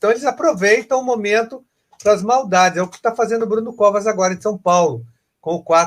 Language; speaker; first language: Portuguese; native; Portuguese